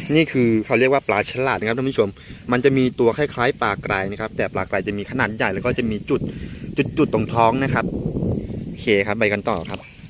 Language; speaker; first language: Thai; non-native, local second language; S'gaw Karen